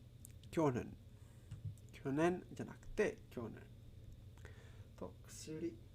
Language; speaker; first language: Japanese; non-native, learner; Spanish